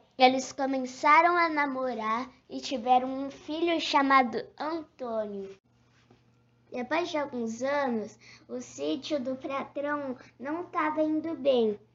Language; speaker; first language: Portuguese; native; Portuguese